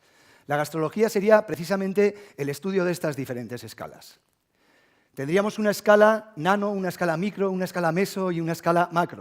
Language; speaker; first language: Spanish; native; Spanish